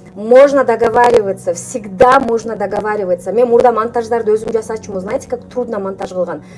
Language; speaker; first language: Russian; non-native, local second language; Kyrgyz